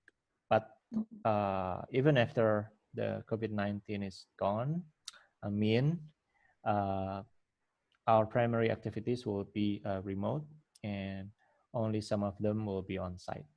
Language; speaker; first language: English; non-native, fluent; Indonesian